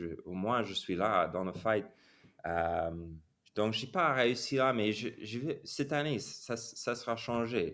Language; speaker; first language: French; non-native, fluent; English